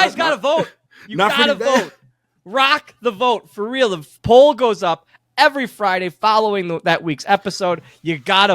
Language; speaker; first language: English; native; English